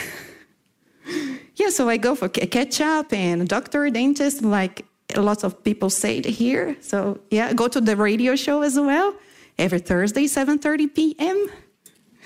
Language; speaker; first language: English; non-native, fluent; Portuguese